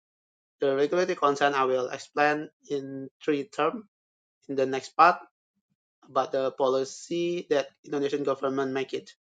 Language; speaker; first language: English; non-native, learner; Indonesian